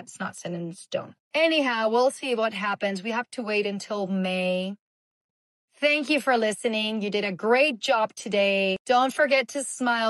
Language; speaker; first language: English; native; English